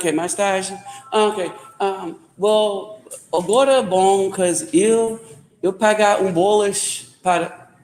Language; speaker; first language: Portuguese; non-native, learner; English